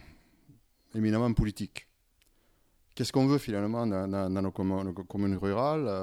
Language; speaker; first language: French; native; French